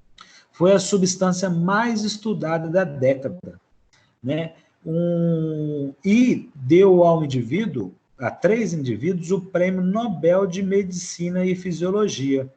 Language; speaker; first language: Portuguese; native; Portuguese